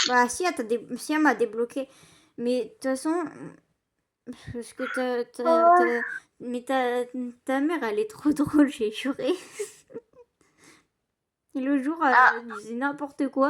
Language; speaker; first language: French; native; French